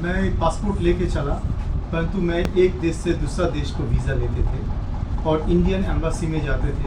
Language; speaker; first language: Hindi; non-native, local second language; Bangla